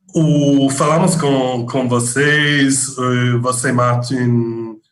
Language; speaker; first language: Portuguese; non-native, fluent; English